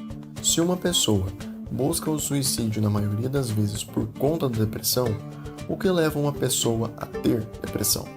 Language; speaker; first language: Portuguese; native; Portuguese